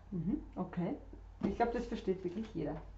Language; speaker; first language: German; native; German